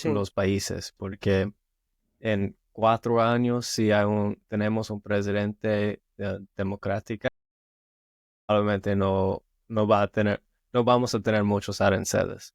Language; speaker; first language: Spanish; non-native, learner; English